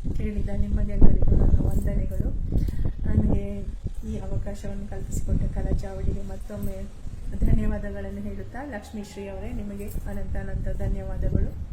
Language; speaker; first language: Kannada; non-native, local second language; Kodava